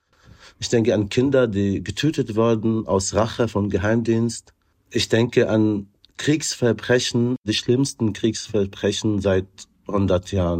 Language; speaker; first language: German; non-native, fluent; Arabic